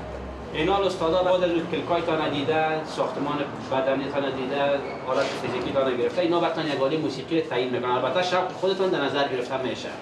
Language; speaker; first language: Persian; native; Persian